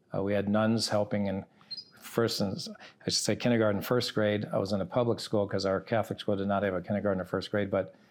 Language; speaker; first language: English; early bilingual, other home language; Italian